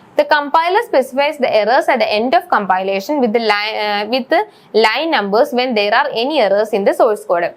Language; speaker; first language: English; non-native, local second language; Malayalam